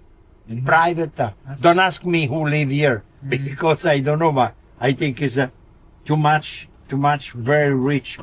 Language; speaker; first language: English; non-native, learner; Italian